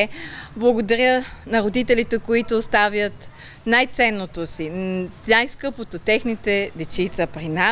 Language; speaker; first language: Bulgarian; native; Bulgarian